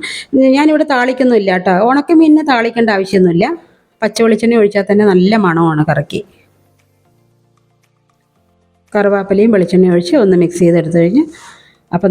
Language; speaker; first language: Malayalam; native; Malayalam